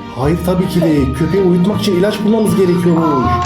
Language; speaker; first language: Turkish; native; Turkish